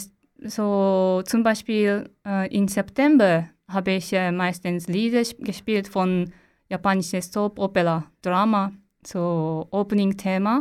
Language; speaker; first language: German; non-native, learner; Japanese